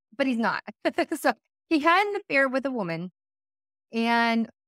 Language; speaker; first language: English; native; English